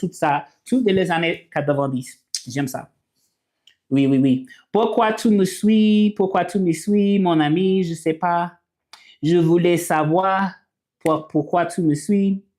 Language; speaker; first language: French; non-native, learner; English